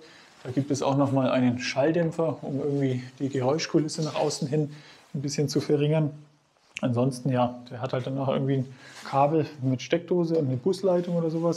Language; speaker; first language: German; native; German